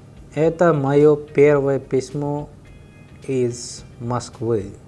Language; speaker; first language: Russian; non-native, fluent; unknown